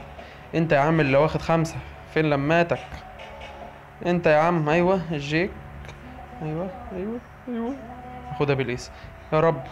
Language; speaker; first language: Arabic; native; Arabic